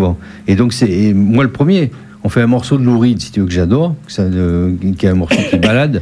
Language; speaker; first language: French; native; French